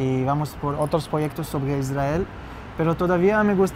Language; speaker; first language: Spanish; non-native, fluent; Hebrew